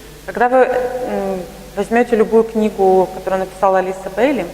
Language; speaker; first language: Russian; native; Russian